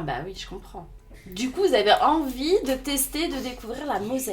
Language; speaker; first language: French; native; French